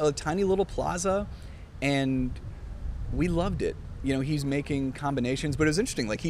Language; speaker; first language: English; native; English